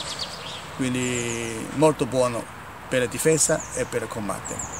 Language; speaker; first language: Italian; non-native, learner; Chinese